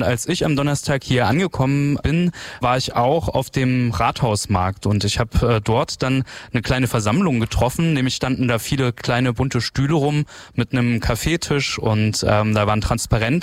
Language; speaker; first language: German; native; German